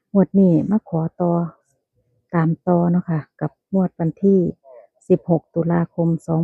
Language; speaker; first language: Thai; native; Thai